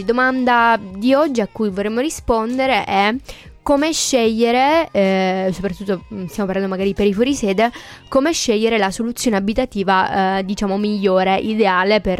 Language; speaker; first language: Italian; native; Italian